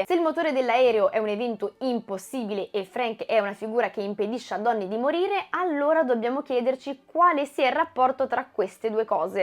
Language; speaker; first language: Italian; native; Italian